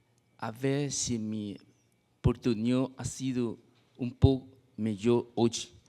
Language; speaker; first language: Portuguese; non-native, fluent; Chinese